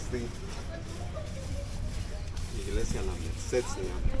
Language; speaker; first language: Spanish; native; Spanish